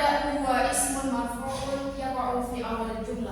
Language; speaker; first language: Arabic; non-native, fluent; Indonesian